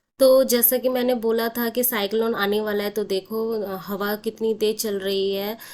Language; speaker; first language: Hindi; non-native, local second language; Bangla